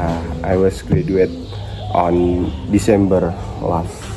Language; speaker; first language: English; non-native, learner; Indonesian